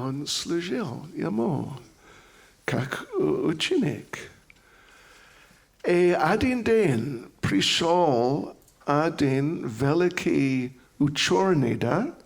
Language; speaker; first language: Russian; non-native, learner; English